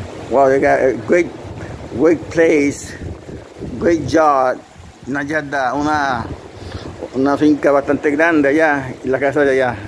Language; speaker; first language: English; non-native, fluent; Spanish